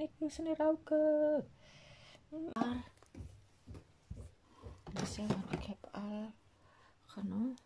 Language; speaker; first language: Dutch; non-native, learner; Indonesian